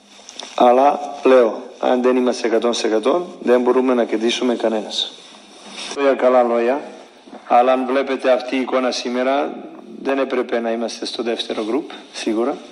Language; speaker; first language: Greek; non-native, fluent; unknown